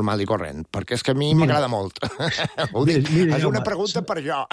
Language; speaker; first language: Catalan; native; Catalan